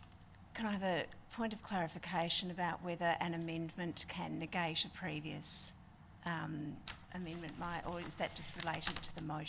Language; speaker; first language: English; native; English